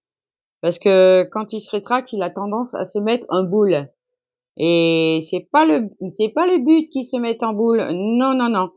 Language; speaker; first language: French; native; French